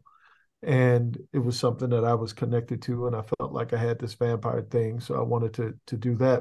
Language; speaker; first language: English; native; English